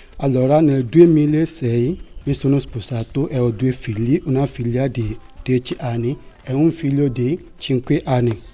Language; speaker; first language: Italian; non-native, learner; Yoruba